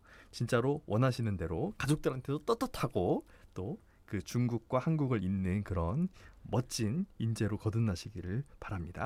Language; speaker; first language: Korean; native; Korean